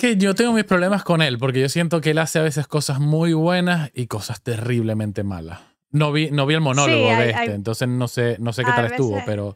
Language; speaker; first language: Spanish; native; Spanish